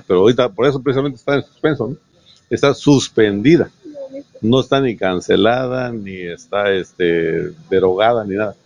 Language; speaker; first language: Spanish; native; Spanish